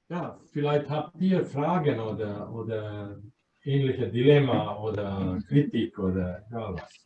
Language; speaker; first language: German; non-native, fluent; Croatian